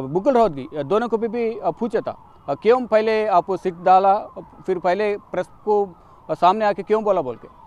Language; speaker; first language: Hindi; non-native, local second language; Telugu